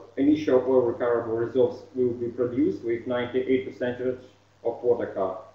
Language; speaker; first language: English; non-native, fluent; Russian